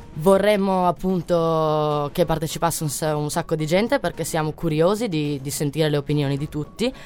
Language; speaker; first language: Italian; native; Italian